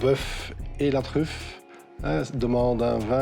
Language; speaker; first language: French; non-native, local second language; Dutch